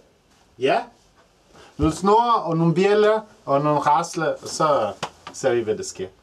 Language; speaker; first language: Danish; non-native, fluent; Spanish